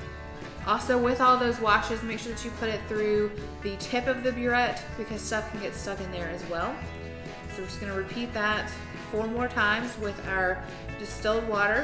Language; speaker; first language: English; native; English